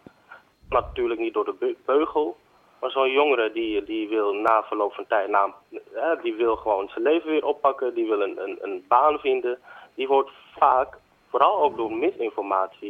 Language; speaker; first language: Dutch; native; Dutch